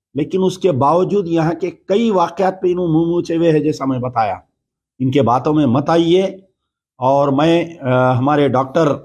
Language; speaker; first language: Hindi; non-native, local second language; Urdu